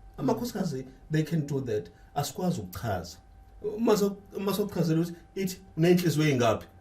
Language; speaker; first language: Zulu; native; Zulu